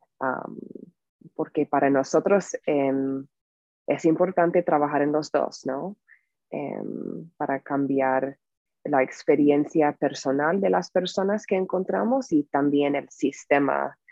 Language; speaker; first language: Spanish; non-native, fluent; English